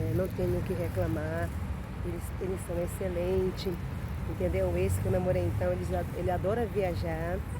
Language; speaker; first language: Portuguese; native; Portuguese